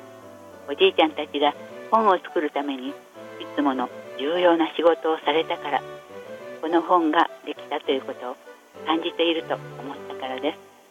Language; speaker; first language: Japanese; native; Japanese